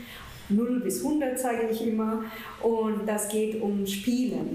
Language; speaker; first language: German; non-native, fluent; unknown